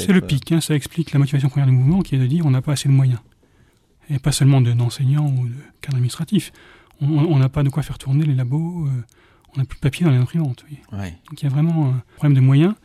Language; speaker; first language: French; native; French